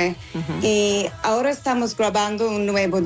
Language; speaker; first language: Spanish; non-native, learner; English